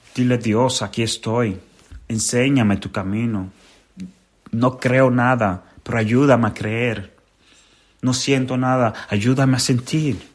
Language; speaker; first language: Spanish; native; Spanish